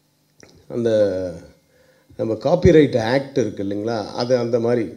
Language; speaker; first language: Tamil; native; Tamil